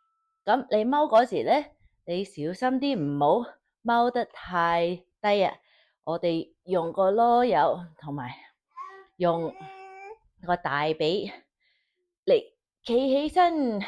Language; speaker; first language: Cantonese; early bilingual, heritage; Cantonese